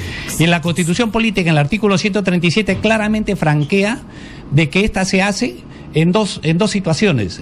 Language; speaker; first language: Spanish; native; Spanish